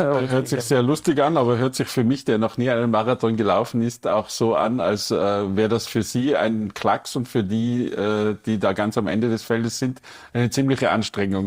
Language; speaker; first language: German; native; German